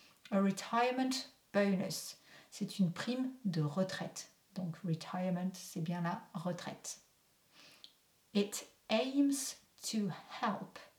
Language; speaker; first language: French; native; French